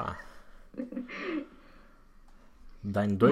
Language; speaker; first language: German; non-native, fluent; Romanian